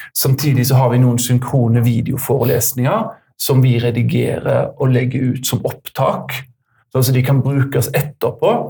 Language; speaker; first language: Norwegian; native; Norwegian